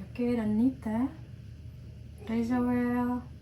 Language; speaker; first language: Dutch; non-native, learner; Indonesian